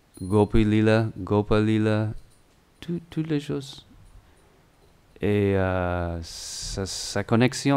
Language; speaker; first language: French; non-native, learner; English